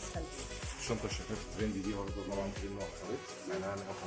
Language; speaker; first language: Arabic; native; Arabic